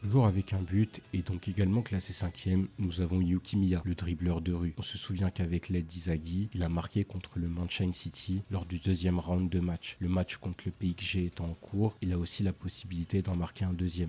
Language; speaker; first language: French; native; French